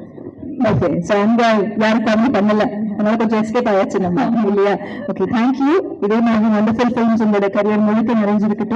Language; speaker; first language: Tamil; native; Tamil